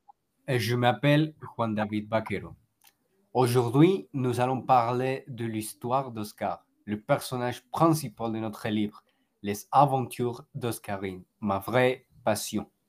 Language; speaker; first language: French; non-native, learner; Spanish